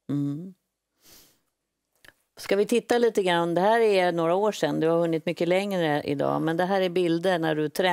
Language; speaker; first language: Swedish; native; Swedish